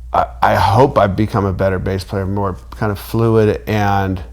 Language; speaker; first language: English; native; English